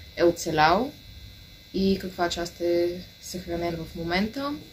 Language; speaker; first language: Bulgarian; native; Bulgarian